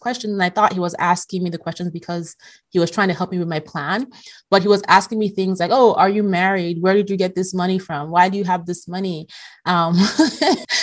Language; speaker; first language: English; non-native, local second language; Yoruba